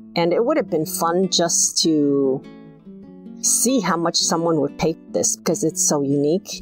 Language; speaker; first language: English; native; English